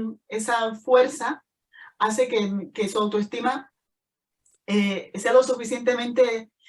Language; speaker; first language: Spanish; native; Spanish